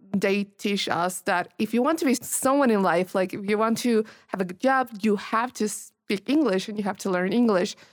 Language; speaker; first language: English; non-native, fluent; Spanish